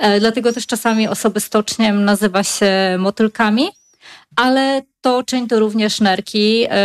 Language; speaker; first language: Polish; native; Polish